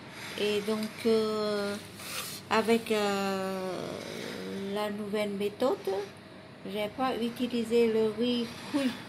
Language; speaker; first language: French; non-native, learner; Vietnamese